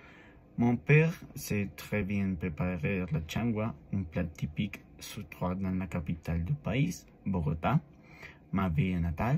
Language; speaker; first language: French; non-native, learner; Spanish